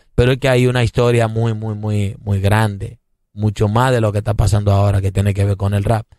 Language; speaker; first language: Spanish; native; Spanish